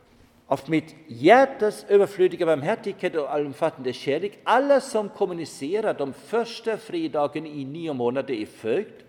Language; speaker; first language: Swedish; non-native, fluent; German